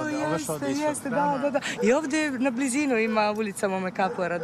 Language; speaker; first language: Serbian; non-native, fluent; Italian